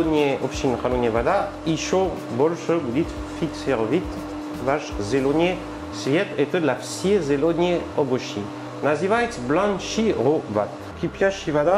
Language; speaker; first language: Russian; non-native, learner; French